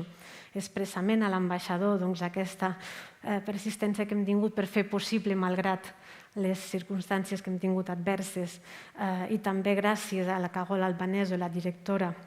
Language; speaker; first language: Catalan; native; Catalan